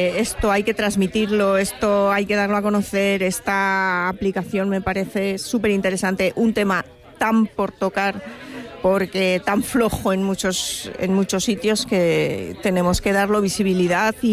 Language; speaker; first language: Spanish; native; Spanish